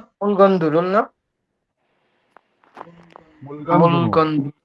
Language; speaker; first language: Korean; non-native, learner; Bangla